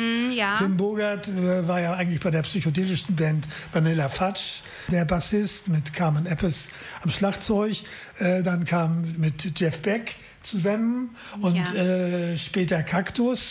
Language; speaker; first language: German; native; German